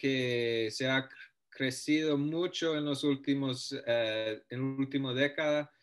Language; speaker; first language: Spanish; non-native, fluent; English